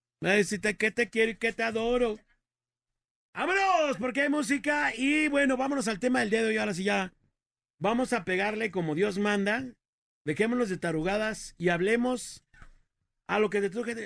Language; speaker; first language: Spanish; native; Spanish